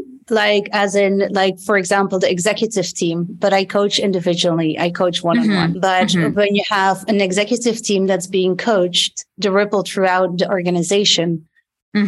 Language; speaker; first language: English; non-native, fluent; Dutch